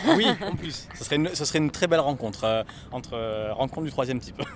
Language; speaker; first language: French; native; French